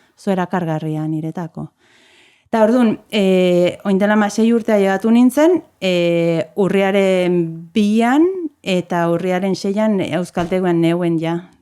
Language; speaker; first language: Basque; non-native, fluent; Spanish